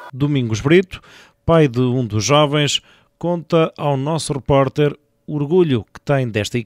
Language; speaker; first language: Portuguese; native; Portuguese